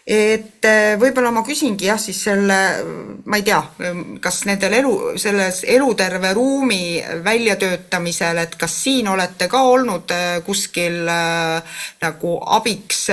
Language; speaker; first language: Estonian; native; Estonian